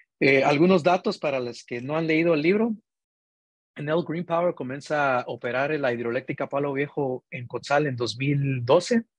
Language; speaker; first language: Spanish; early bilingual, heritage; Spanish